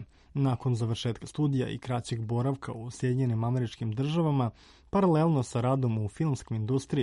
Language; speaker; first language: Croatian; native; Croatian